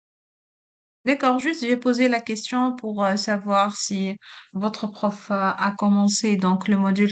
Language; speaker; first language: French; non-native, local second language; Arabic